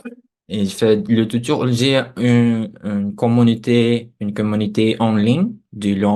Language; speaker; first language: French; non-native, fluent; Portuguese